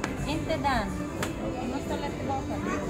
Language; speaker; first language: Swedish; non-native, learner; Filipino